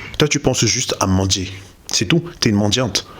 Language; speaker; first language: French; native; French